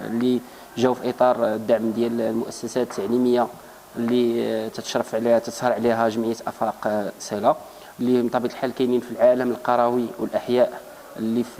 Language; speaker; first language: Arabic; native; Arabic